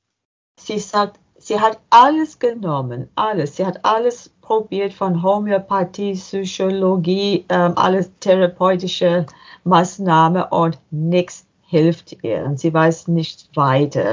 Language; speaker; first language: German; non-native, learner; English